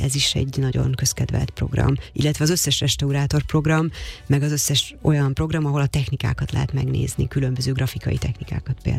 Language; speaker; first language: Hungarian; native; Hungarian